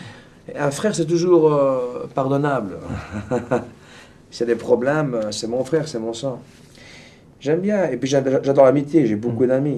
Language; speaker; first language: French; native; French